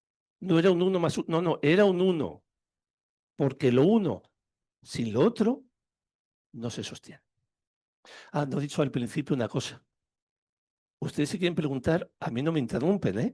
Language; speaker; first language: Spanish; native; Spanish